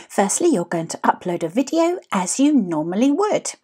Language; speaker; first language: English; native; English